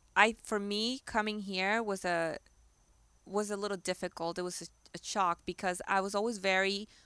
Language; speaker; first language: English; early bilingual, other home language; Spanish